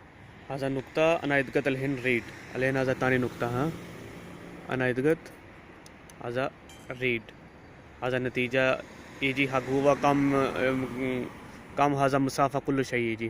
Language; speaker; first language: Arabic; non-native, learner; Urdu